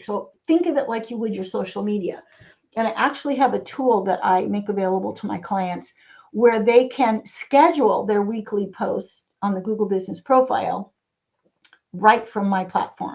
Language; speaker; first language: English; native; English